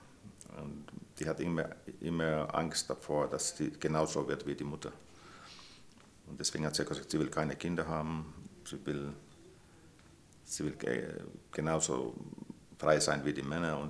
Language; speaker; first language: German; non-native, fluent; Finnish